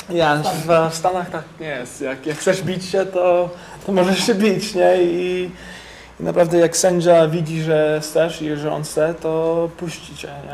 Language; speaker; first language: Polish; early bilingual, heritage; English